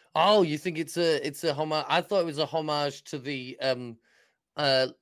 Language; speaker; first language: English; native; English